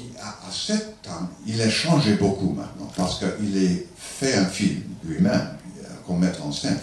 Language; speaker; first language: French; non-native, learner; English